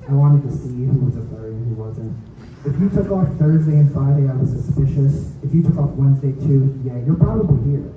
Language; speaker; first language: English; native; English